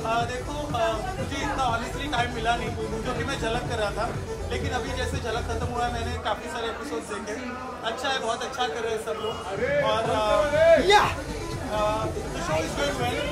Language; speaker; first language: Hindi; native; Hindi